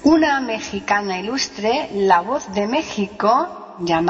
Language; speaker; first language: Spanish; native; Spanish